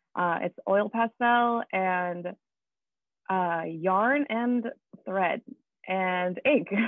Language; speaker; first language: English; native; English